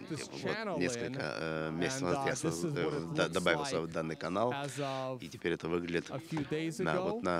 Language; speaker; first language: Russian; native; Russian